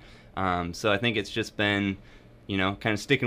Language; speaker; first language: English; native; English